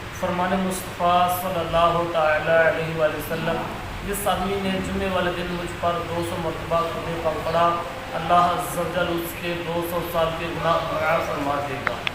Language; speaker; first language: Urdu; native; Urdu